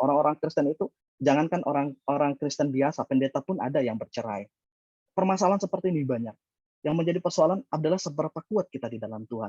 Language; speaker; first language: Indonesian; native; Indonesian